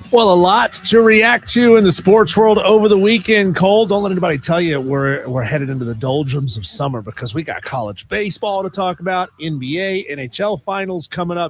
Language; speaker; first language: English; native; English